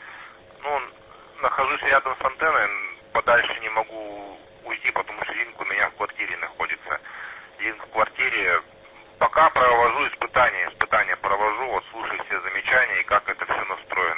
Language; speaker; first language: Russian; native; Russian